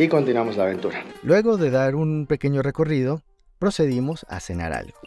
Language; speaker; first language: Spanish; native; Spanish